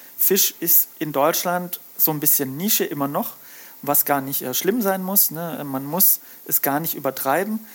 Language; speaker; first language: German; native; German